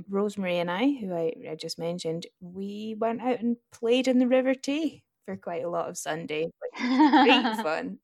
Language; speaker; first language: English; native; English